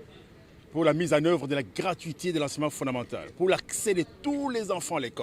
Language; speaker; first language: French; non-native, local second language; Lingala